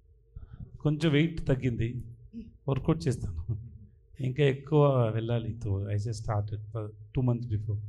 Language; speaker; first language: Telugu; non-native, learner; Tamil